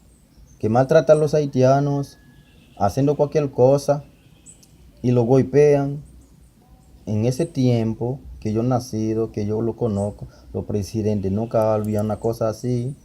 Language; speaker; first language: Spanish; non-native, learner; Haitian Creole